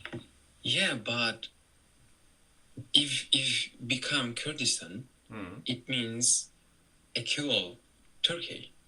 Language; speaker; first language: English; non-native, learner; Turkish